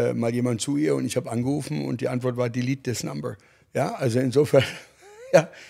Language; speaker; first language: German; early bilingual, other home language; English